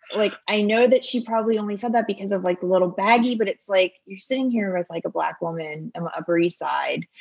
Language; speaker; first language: English; native; English